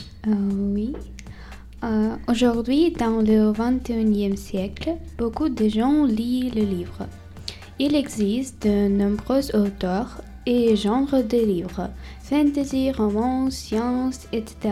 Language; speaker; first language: French; non-native, learner; Tamil